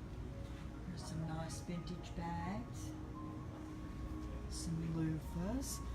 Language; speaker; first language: English; native; English